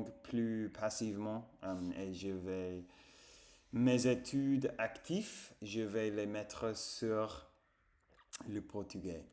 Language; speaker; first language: French; non-native, fluent; English